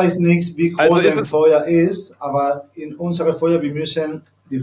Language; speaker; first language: German; non-native, learner; Spanish